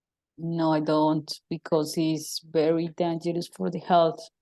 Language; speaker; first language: English; non-native, learner; Spanish